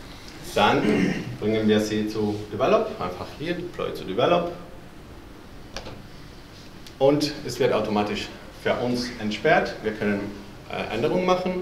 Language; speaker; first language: German; non-native, fluent; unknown